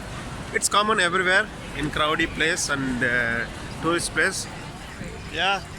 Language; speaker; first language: English; non-native, local second language; Tamil